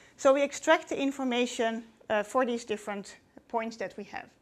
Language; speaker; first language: English; non-native, fluent; Dutch